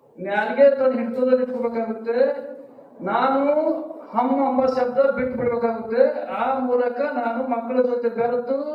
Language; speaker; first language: Kannada; native; Kannada